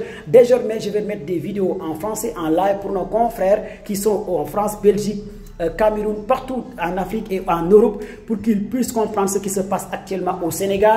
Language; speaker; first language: French; non-native, local second language; Wolof